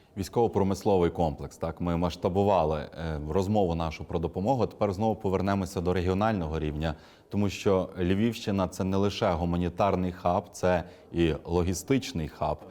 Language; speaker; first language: Ukrainian; native; Ukrainian